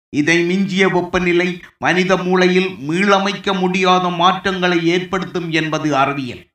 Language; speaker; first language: Tamil; native; Tamil